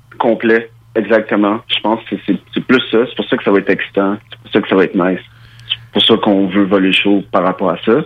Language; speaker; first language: French; early bilingual, other home language; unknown